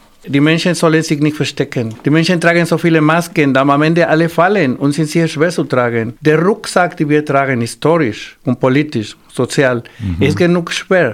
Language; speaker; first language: German; non-native, fluent; Spanish